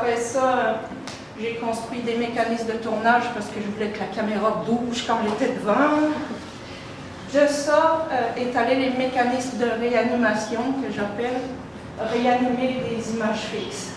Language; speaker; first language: French; native; French